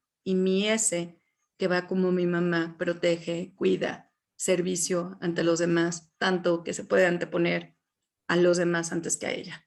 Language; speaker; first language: Spanish; native; Spanish